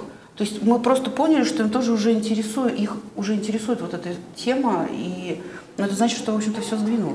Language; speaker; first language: Russian; native; Russian